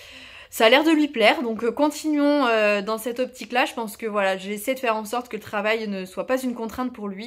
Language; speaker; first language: French; native; French